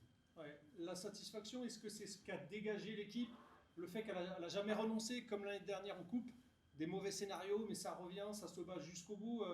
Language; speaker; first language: French; native; French